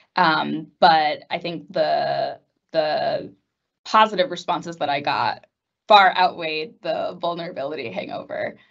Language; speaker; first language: English; native; English